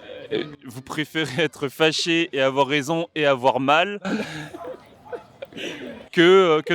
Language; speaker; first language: French; native; French